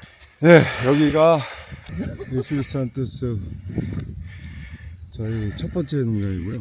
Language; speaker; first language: Korean; early bilingual, heritage; Korean